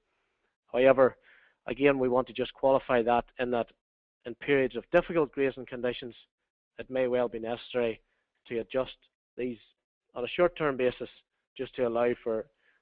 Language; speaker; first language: English; native; English